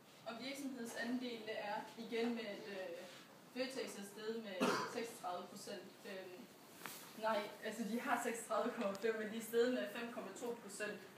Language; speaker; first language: Danish; native; Danish